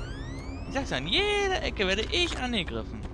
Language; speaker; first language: German; native; German